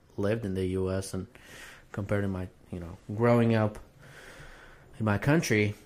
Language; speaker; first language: English; non-native, fluent; Arabic